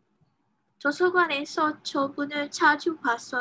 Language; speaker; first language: Korean; non-native, learner; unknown